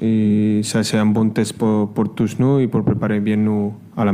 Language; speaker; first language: French; non-native, learner; Spanish